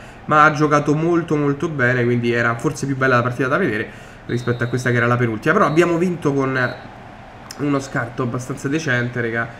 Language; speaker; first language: Italian; native; Italian